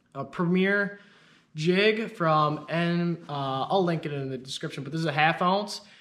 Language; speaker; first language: English; native; English